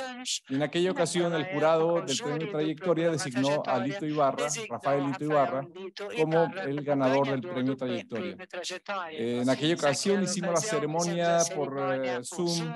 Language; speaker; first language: Spanish; native; Spanish